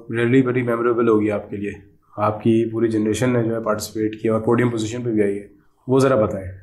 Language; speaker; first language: Urdu; native; Urdu